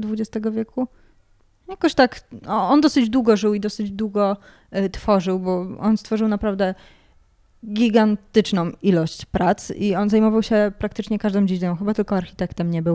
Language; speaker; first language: Polish; native; Polish